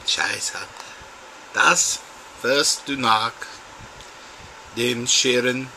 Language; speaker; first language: German; non-native, learner; English